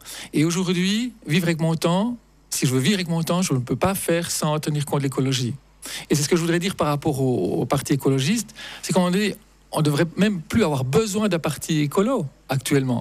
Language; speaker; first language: French; native; French